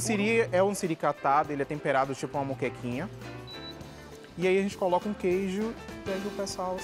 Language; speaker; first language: Portuguese; native; Portuguese